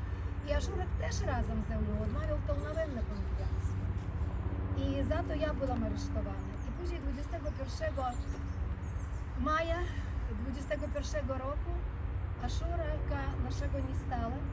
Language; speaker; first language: Polish; early bilingual, heritage; Polish